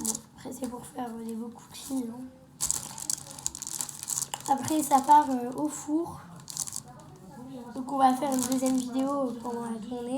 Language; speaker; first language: French; native; French